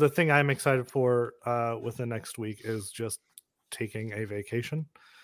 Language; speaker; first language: English; native; English